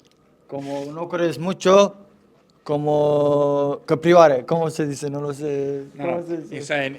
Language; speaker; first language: Spanish; non-native, learner; Romanian